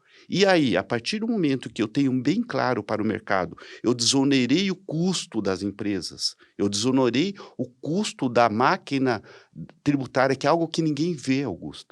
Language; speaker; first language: Portuguese; native; Portuguese